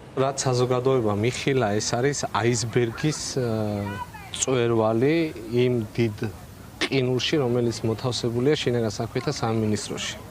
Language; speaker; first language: Georgian; native; Georgian